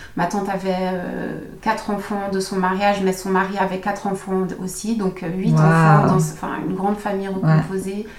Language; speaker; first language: French; native; French